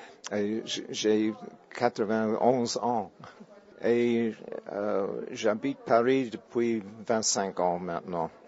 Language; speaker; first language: French; non-native, fluent; English